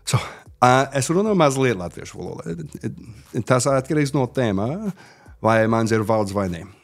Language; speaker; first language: Latvian; non-native, learner; English